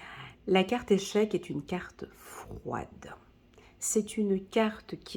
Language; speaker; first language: French; native; French